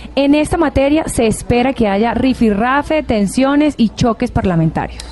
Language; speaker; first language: Spanish; native; Spanish